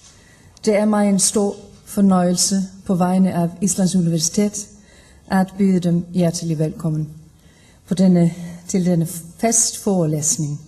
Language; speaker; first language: Danish; non-native, fluent; Icelandic